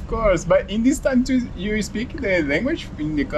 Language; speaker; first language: English; non-native, learner; Portuguese